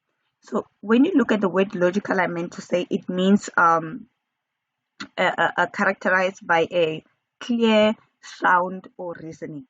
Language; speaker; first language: English; non-native, local second language; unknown